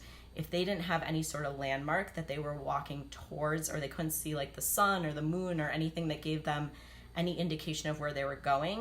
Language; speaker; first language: English; native; English